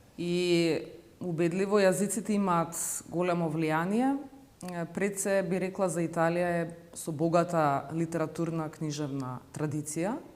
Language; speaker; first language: Macedonian; native; Macedonian